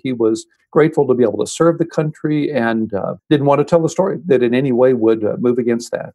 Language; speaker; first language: English; native; English